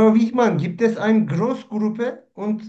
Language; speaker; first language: German; non-native, learner; Turkish